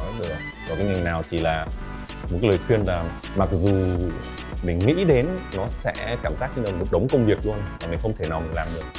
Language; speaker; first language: Vietnamese; early bilingual, heritage; Vietnamese